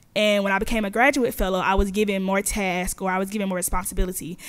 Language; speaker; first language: English; native; English